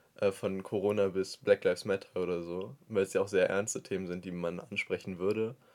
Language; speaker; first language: German; native; German